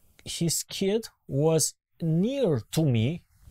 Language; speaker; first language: English; non-native, learner; Romanian